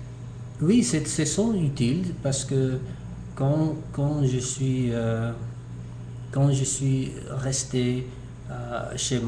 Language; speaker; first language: French; non-native, learner; English